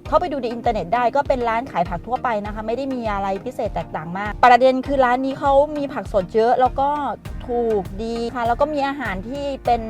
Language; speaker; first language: Thai; native; Thai